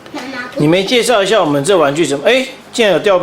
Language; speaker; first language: Chinese; native; Chinese